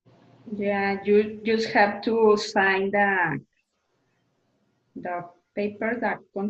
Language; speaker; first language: English; non-native, learner; Spanish